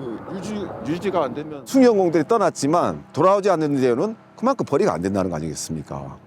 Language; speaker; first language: Korean; native; Korean